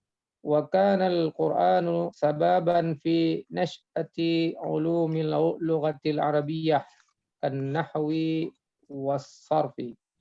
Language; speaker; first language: Arabic; non-native, learner; Indonesian